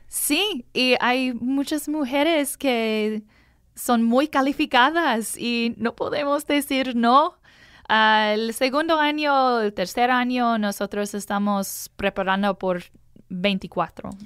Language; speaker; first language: Spanish; non-native, learner; English